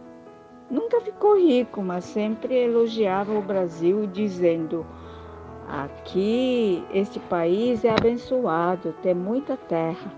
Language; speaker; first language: Portuguese; early bilingual, other home language; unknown